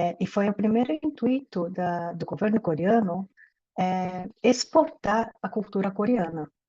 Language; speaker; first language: Portuguese; early bilingual, other home language; Korean